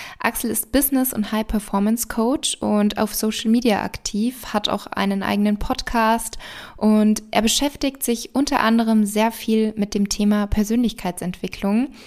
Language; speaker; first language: German; native; German